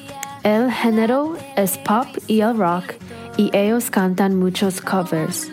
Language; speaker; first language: Spanish; non-native, learner; English